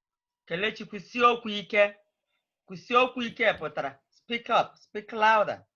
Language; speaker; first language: Igbo; native; Igbo